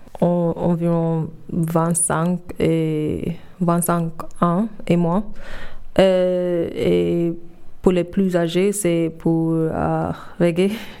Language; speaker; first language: French; non-native, fluent; English